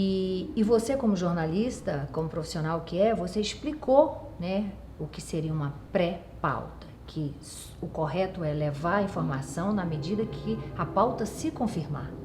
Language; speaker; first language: Portuguese; native; Portuguese